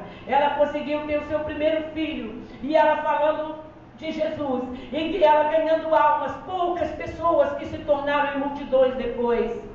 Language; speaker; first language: Portuguese; native; Portuguese